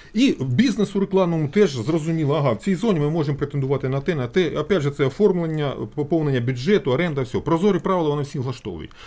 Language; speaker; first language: Ukrainian; native; Ukrainian